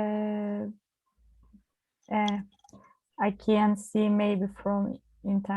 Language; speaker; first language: English; non-native, learner; Turkish